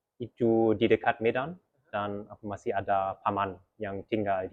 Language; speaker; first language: Indonesian; early bilingual, heritage; German